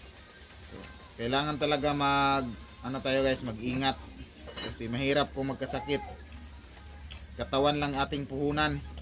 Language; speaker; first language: Filipino; non-native, local second language; Cebuano